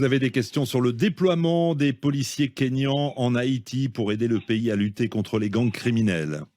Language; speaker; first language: French; native; French